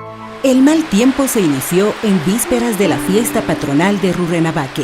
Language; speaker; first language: Spanish; native; Spanish